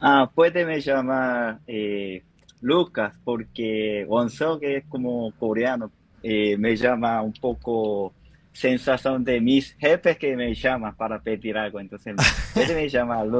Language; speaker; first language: Spanish; non-native, fluent; Korean